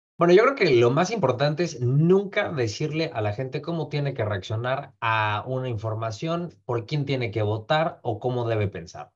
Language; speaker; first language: Spanish; native; Spanish